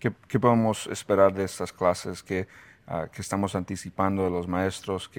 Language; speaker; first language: Spanish; early bilingual, heritage; Spanish